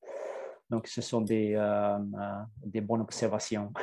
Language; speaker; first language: French; non-native, fluent; Italian